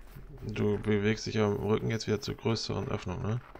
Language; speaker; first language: German; native; German